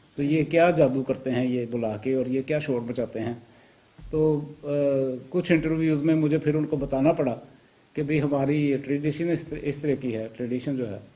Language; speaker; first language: Urdu; native; Urdu